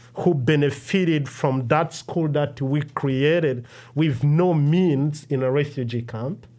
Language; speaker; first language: English; non-native, local second language; Kinyarwanda